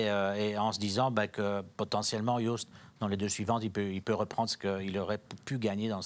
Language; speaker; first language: French; native; French